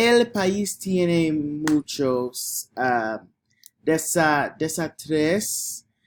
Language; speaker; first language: Spanish; non-native, learner; English